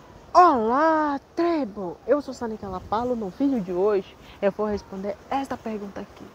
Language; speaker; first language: Portuguese; non-native, local second language; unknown